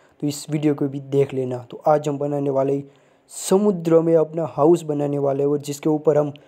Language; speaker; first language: Hindi; non-native, local second language; Gujarati